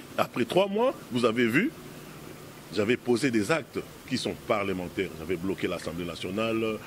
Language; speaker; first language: French; non-native, local second language; Lingala